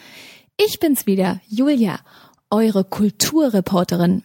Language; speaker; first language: German; native; German